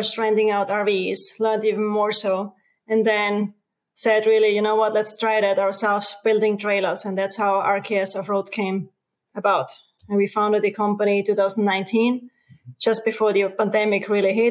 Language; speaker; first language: English; non-native, fluent; German